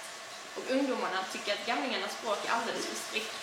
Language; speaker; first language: Swedish; native; Swedish